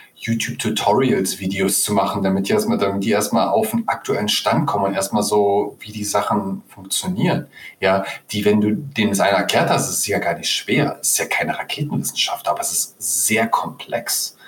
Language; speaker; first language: German; native; German